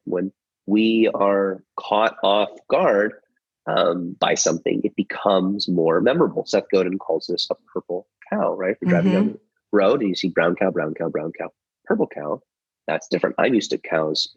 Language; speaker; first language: English; native; English